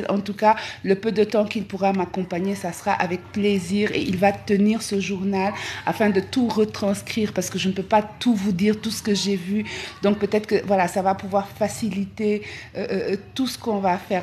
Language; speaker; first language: French; native; French